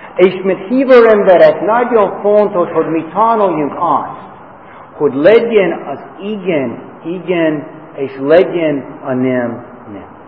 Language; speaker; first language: Hungarian; non-native, fluent; English